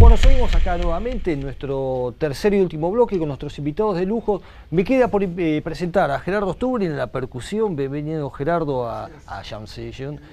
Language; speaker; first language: Spanish; native; Spanish